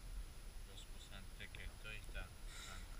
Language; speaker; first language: Finnish; non-native, fluent; Central Kurdish